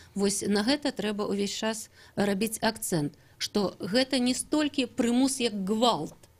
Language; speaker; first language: Belarusian; native; Belarusian